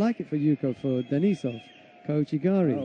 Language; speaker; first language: English; native; English